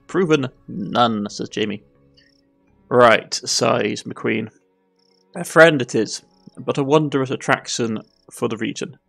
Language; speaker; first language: English; native; English